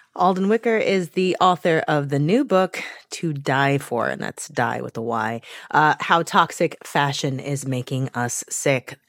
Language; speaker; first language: English; native; English